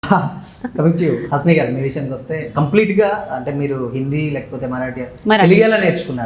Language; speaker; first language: Telugu; native; Telugu